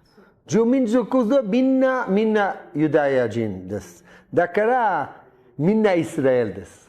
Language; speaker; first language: Japanese; non-native, learner; Hebrew